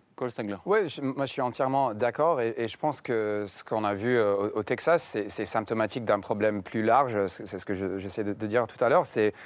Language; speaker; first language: French; non-native, fluent; English